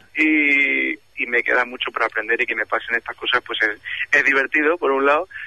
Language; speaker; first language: Spanish; native; Spanish